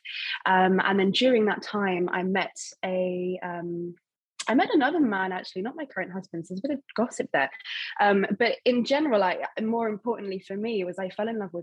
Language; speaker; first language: English; native; English